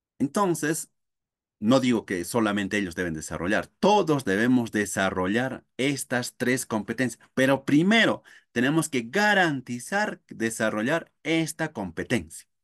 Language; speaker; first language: Spanish; non-native, local second language; Quechua